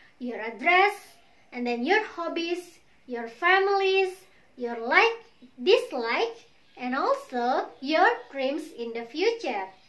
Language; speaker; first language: English; non-native, fluent; Indonesian